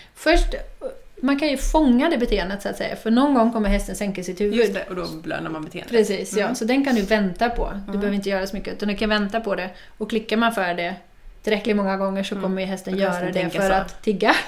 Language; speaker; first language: Swedish; non-native, fluent; Dutch